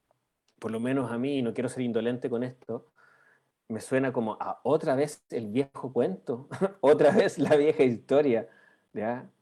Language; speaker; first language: Spanish; native; Spanish